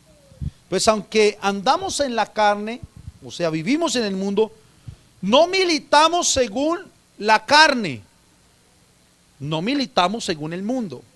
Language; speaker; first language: Spanish; native; Spanish